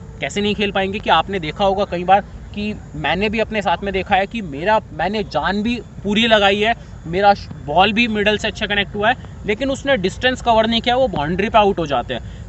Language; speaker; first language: Hindi; native; Hindi